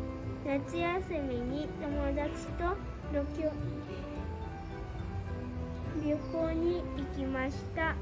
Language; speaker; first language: Japanese; early bilingual, heritage; Japanese